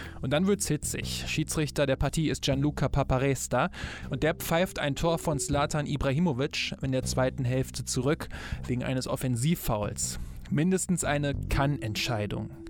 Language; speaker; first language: German; native; German